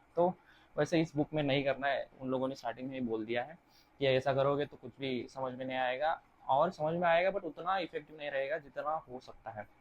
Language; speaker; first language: Hindi; non-native, local second language; Marathi